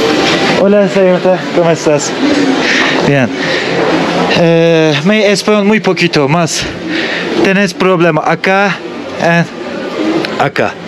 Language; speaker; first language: Spanish; non-native, learner; Turkish